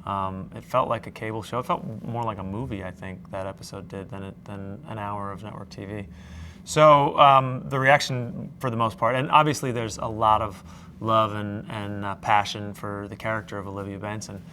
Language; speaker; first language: English; native; English